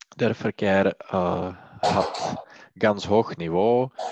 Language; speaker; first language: German; non-native, learner; Czech